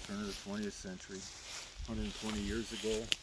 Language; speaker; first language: English; native; English